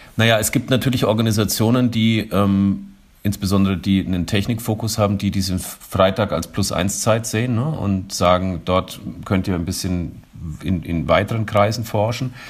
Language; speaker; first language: German; native; German